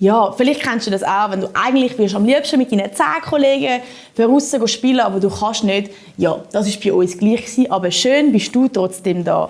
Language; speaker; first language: German; native; German